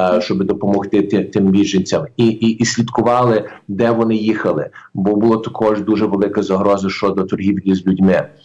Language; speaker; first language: Ukrainian; early bilingual, heritage; Ukrainian